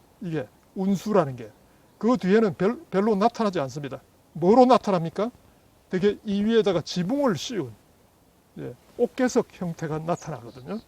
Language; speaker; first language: Korean; native; Korean